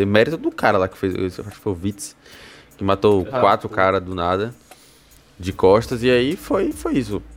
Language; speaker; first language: Portuguese; native; Portuguese